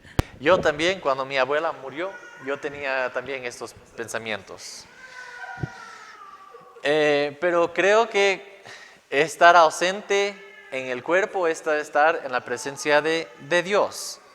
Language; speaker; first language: Spanish; non-native, fluent; English